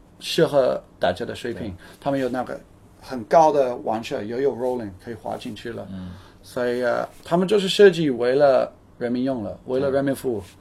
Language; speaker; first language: Chinese; non-native, fluent; English